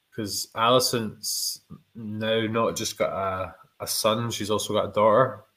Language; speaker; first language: English; native; English